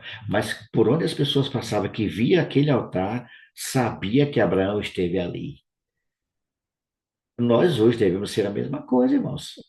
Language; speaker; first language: Portuguese; native; Portuguese